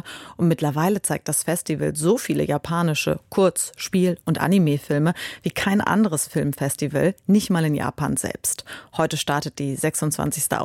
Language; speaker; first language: German; native; German